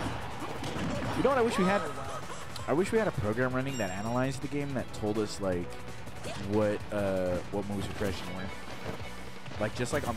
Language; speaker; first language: English; native; English